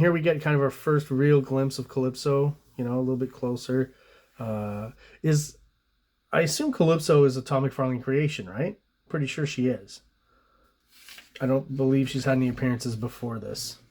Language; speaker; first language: English; native; English